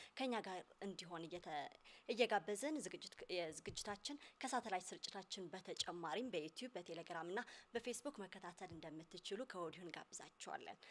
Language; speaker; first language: Amharic; non-native, local second language; Tigrinya